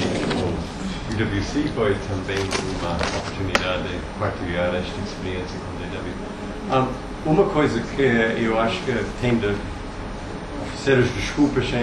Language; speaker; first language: Portuguese; non-native, learner; English